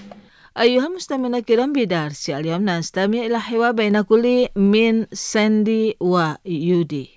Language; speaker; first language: Arabic; non-native, fluent; Indonesian